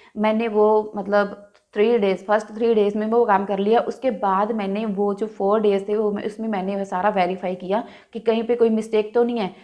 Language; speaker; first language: Hindi; non-native, local second language; Punjabi